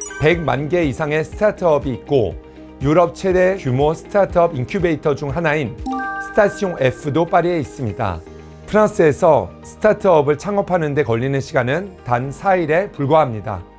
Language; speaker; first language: Korean; early bilingual, heritage; Korean